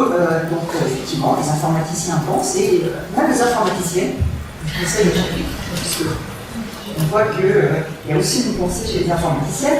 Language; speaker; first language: French; native; French